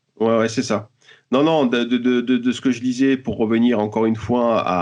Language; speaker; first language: French; native; French